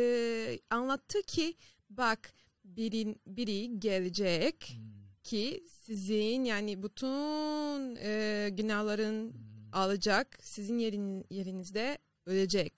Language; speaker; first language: Turkish; non-native, fluent; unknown